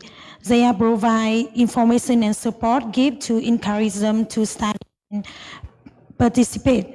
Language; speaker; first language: English; non-native, learner; Vietnamese